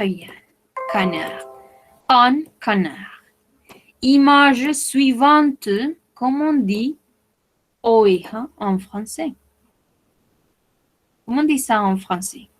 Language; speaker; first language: French; non-native, fluent; Spanish